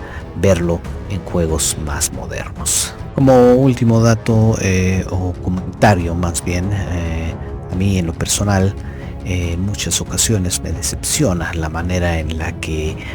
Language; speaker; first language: Spanish; native; Spanish